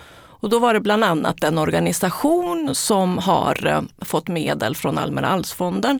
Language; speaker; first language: Swedish; early bilingual, other home language; Spanish